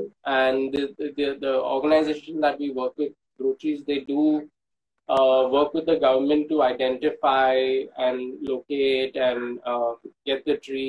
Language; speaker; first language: English; non-native, local second language; Hindi